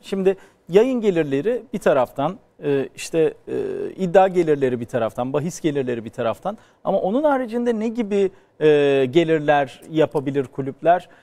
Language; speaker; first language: Turkish; native; Turkish